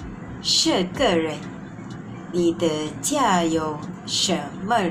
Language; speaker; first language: Chinese; non-native, learner; Malay